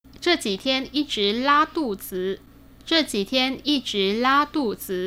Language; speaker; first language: Chinese; non-native, fluent; Vietnamese